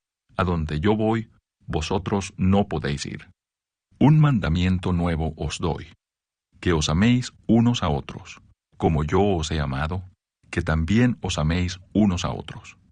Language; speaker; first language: Spanish; native; Spanish